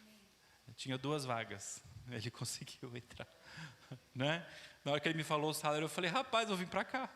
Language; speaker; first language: Portuguese; native; Portuguese